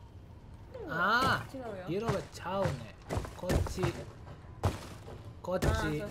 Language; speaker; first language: Japanese; non-native, fluent; Indonesian